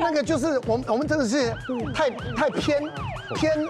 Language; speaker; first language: Chinese; native; Chinese